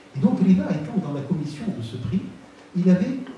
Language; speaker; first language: French; non-native, local second language; Arabic